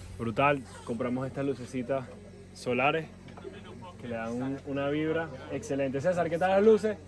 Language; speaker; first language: Spanish; native; Spanish